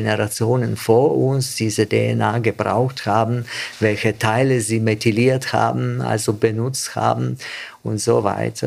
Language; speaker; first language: German; non-native, fluent; Bulgarian